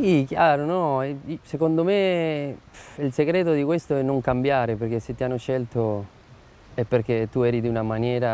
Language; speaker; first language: Italian; non-native, fluent; Spanish